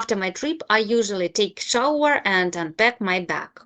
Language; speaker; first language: English; non-native, fluent; Ukrainian